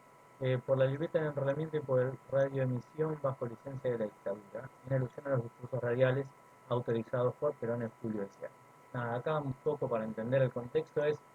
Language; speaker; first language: Spanish; native; Spanish